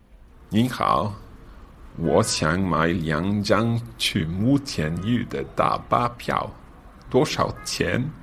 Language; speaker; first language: Chinese; non-native, learner; English